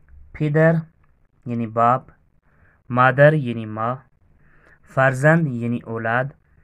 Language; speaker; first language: Persian; non-native, learner; Urdu